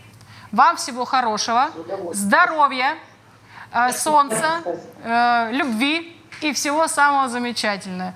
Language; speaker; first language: Russian; native; Russian